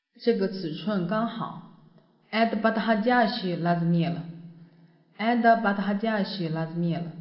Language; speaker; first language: Russian; non-native, fluent; Chinese